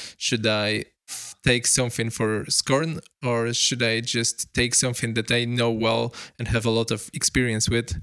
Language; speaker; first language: English; non-native, fluent; Polish